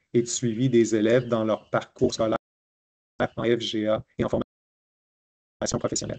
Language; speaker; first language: French; native; French